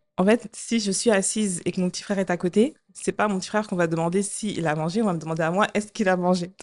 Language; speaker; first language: French; native; French